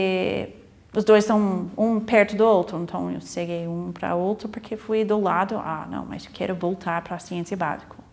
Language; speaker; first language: Portuguese; non-native, fluent; English